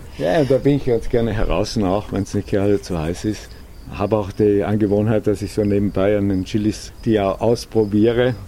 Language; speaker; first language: German; native; German